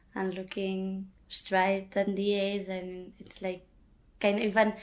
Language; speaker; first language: English; non-native, fluent; Catalan